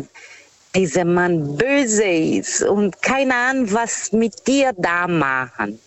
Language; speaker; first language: German; non-native, fluent; Portuguese